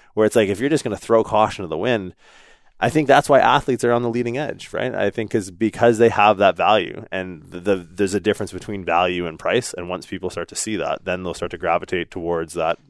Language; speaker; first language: English; native; English